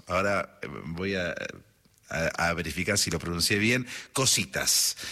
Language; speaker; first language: Spanish; native; Spanish